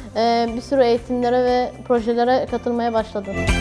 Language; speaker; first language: Turkish; non-native, fluent; Arabic